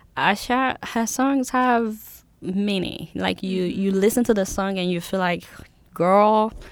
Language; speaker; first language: English; non-native, local second language; Yoruba